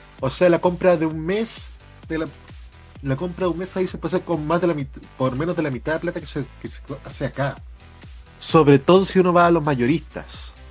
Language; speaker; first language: Spanish; native; Spanish